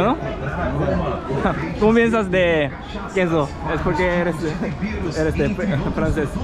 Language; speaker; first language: Spanish; non-native, learner; Korean